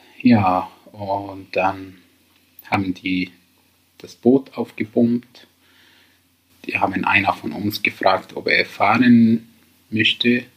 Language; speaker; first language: German; non-native, learner; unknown